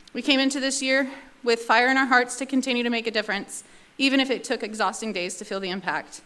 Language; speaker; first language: English; native; English